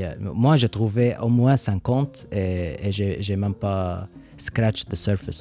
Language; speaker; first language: French; non-native, learner; Arabic